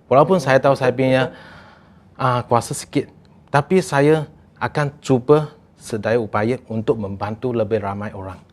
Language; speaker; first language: Malay; non-native, local second language; Chinese